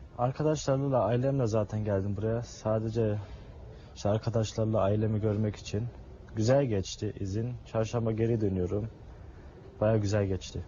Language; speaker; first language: Turkish; early bilingual, heritage; Turkish